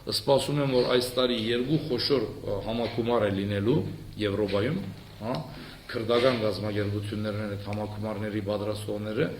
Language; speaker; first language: Armenian; early bilingual, heritage; Armenian